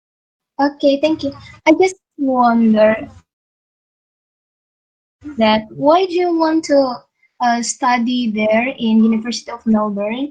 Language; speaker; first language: English; non-native, fluent; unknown